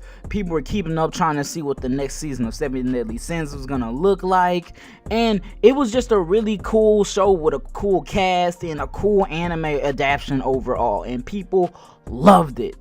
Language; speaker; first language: English; native; English